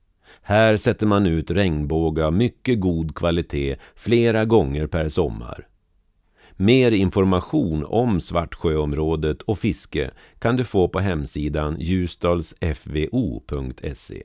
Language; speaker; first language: Swedish; native; Swedish